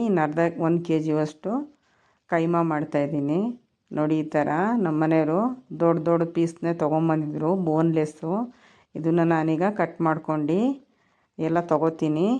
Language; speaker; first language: Kannada; native; Kannada